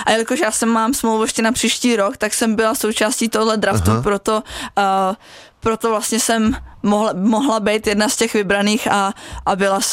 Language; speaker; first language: Czech; native; Czech